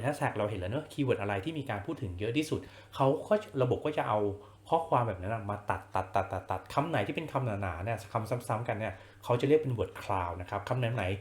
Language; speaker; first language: Thai; native; Thai